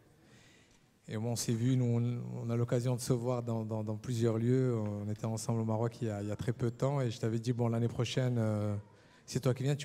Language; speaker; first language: French; native; French